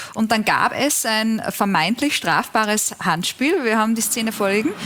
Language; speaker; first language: German; native; German